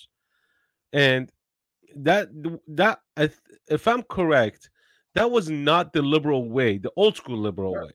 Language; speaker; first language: English; non-native, fluent; Persian